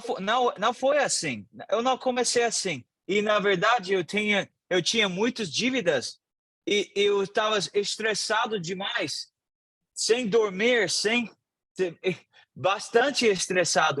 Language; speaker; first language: Portuguese; non-native, fluent; English